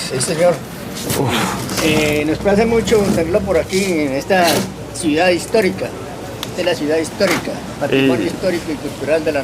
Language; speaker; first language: Spanish; native; Spanish